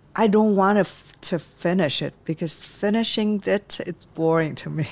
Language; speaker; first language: English; non-native, fluent; Vietnamese